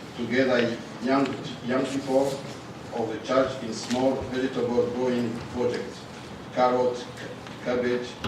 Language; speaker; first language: English; non-native, learner; Rundi